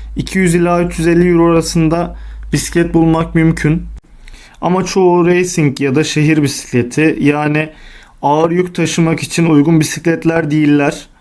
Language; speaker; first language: Turkish; native; Turkish